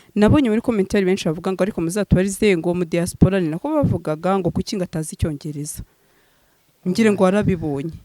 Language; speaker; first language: Kinyarwanda; native; Kinyarwanda